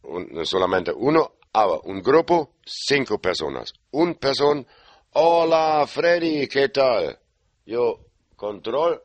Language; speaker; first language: Spanish; non-native, learner; German